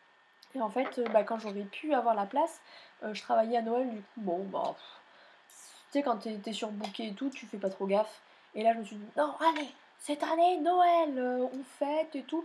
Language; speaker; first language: French; native; French